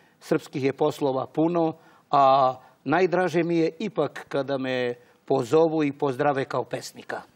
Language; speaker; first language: Croatian; early bilingual, heritage; Serbian